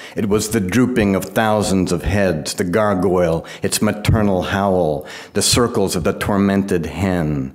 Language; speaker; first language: English; native; English